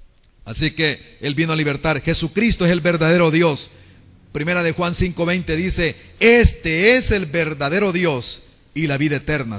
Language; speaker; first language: Spanish; native; Spanish